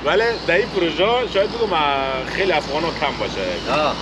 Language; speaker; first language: Persian; native; Persian